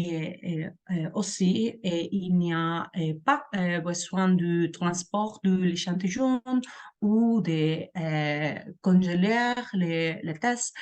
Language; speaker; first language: French; non-native, learner; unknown